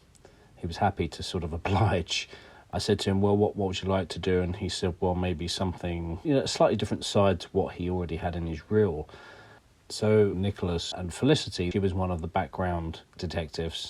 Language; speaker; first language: English; native; English